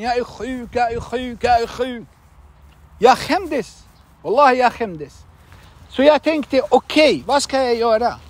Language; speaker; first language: Swedish; non-native, fluent; Arabic